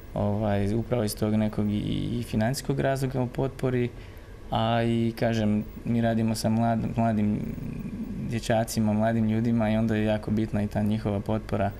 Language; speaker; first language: Croatian; native; Croatian